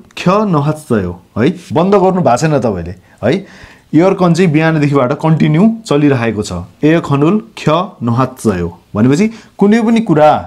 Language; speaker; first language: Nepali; non-native, local second language; Gurung